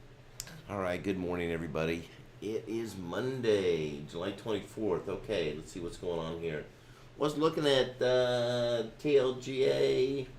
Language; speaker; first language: English; native; English